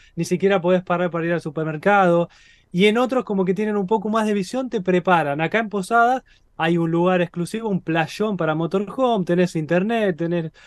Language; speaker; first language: Spanish; native; Spanish